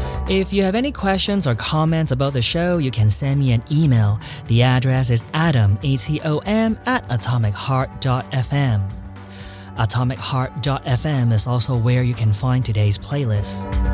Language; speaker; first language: English; non-native, local second language; Cantonese